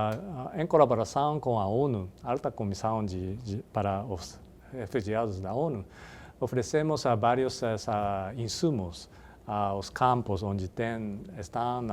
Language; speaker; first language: Portuguese; non-native, fluent; Japanese